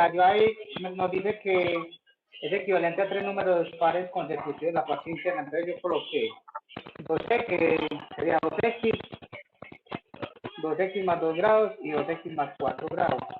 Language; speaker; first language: Spanish; native; Spanish